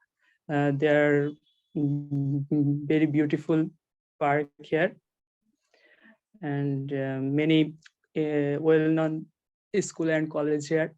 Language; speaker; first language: English; non-native, learner; Bangla